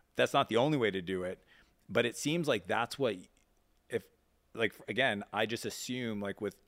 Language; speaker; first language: English; native; English